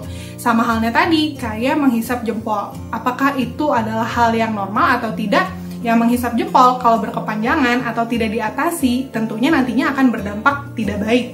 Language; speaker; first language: Indonesian; native; Indonesian